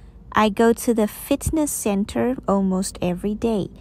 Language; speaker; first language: English; non-native, fluent; Chinese